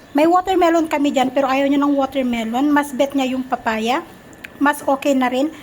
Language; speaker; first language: Filipino; native; Filipino